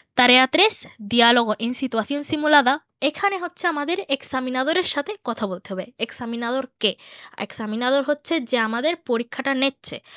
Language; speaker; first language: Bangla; early bilingual, heritage; Bangla